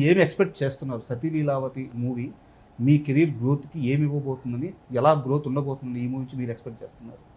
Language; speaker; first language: Telugu; native; Telugu